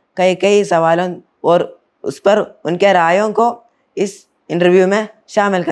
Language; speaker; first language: Hindi; non-native, learner; Malayalam